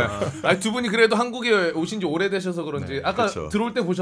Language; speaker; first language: Korean; native; Korean